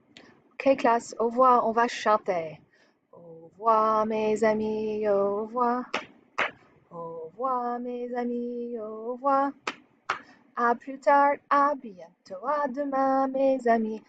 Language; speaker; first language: French; non-native, fluent; English